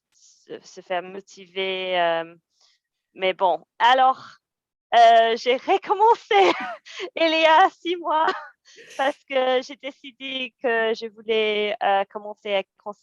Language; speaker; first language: French; non-native, fluent; English